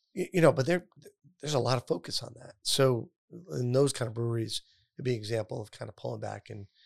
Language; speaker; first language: English; native; English